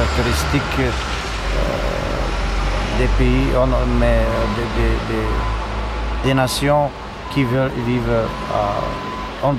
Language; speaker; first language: French; non-native, learner; Serbian